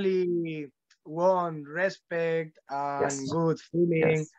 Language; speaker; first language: English; non-native, learner; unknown